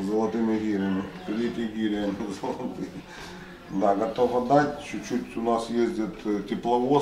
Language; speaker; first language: Russian; native; Russian